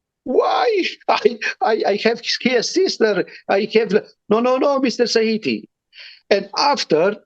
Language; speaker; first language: English; non-native, learner; Romany